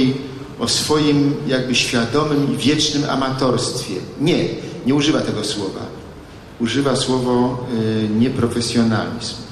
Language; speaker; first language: Polish; native; Polish